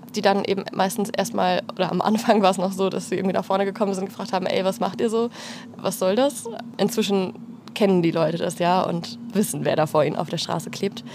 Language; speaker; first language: German; native; German